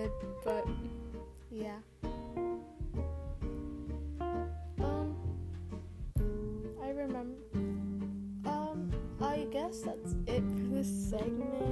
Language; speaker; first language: English; early bilingual, other home language; Spanish